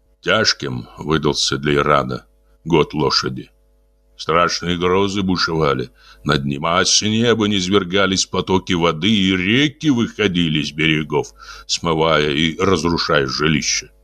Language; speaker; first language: Russian; native; Russian